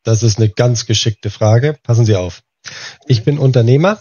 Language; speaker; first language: German; native; German